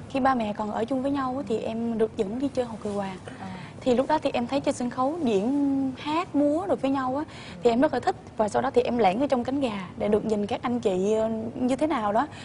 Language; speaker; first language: Vietnamese; native; Vietnamese